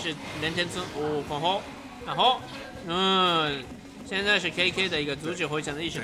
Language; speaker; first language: Chinese; non-native, fluent; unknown